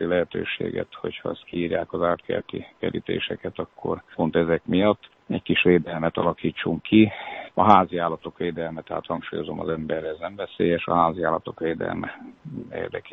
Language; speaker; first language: Hungarian; native; Hungarian